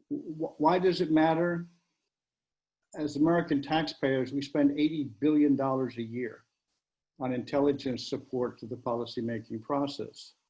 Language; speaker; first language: English; native; English